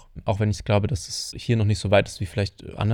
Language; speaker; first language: German; native; German